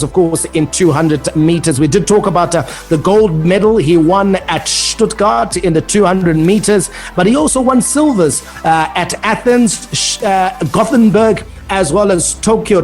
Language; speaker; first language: English; native; English